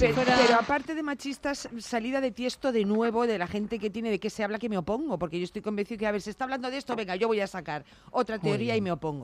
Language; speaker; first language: Spanish; native; Spanish